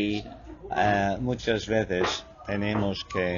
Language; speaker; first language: Spanish; non-native, fluent; English